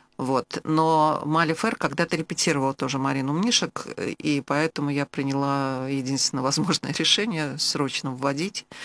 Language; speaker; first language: Russian; native; Russian